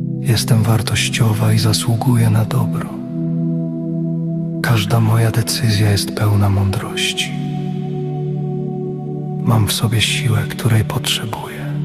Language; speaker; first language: Polish; native; Polish